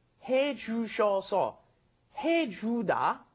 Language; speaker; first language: Korean; non-native, fluent; English